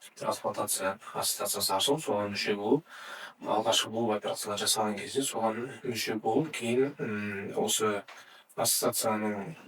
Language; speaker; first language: Kazakh; native; Kazakh